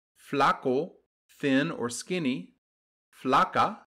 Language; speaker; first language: English; native; English